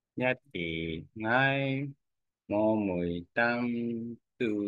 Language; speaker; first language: Vietnamese; non-native, learner; Korean